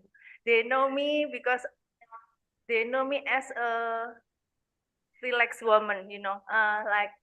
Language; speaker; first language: English; non-native, learner; Indonesian